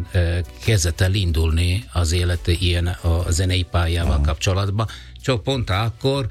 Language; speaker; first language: Hungarian; non-native, learner; Italian